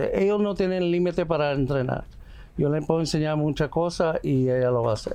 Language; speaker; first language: Spanish; early bilingual, heritage; Spanish